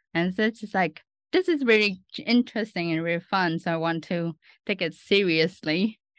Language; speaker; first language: English; non-native, fluent; Vietnamese